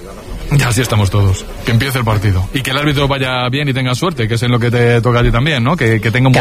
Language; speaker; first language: Spanish; native; Spanish